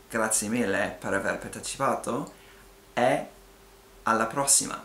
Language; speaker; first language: Italian; non-native, fluent; English